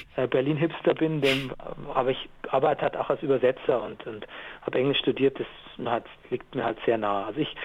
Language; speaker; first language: German; native; German